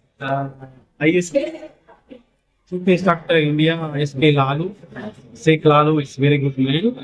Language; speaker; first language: English; non-native, learner; Sinhala